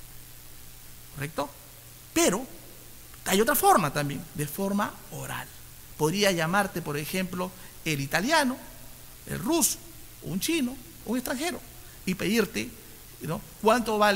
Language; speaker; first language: Spanish; native; Spanish